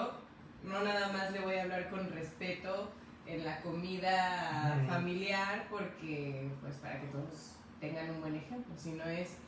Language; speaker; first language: Spanish; native; Spanish